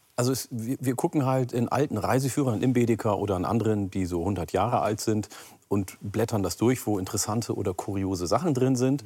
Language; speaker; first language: German; early bilingual, other home language; Oromo